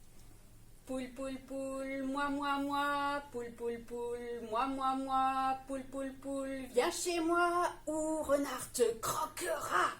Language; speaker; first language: French; native; French